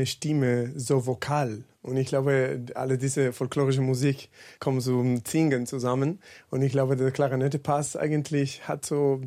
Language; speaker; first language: German; non-native, learner; Spanish